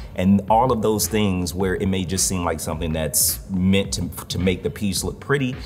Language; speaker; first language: English; native; English